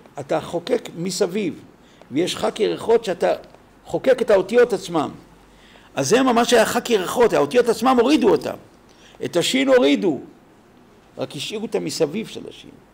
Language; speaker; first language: Hebrew; native; Hebrew